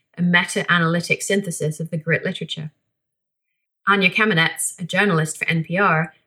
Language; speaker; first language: English; native; English